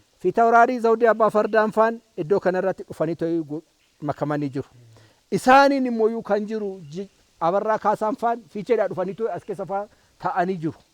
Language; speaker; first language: Oromo; native; Oromo